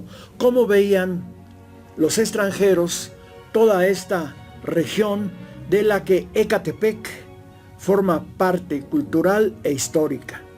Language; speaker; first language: Spanish; native; Spanish